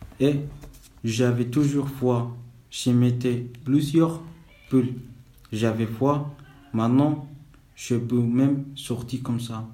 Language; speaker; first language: French; non-native, fluent; Somali